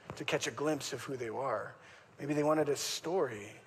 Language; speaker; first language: English; native; English